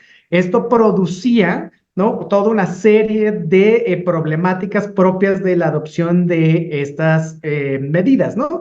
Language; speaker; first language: Spanish; native; Spanish